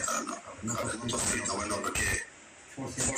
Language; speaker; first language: Italian; non-native, learner; Albanian